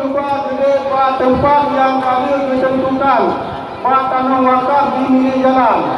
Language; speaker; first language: Indonesian; non-native, local second language; Achinese